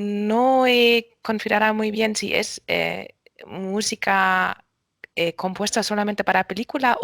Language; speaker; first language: Spanish; non-native, fluent; German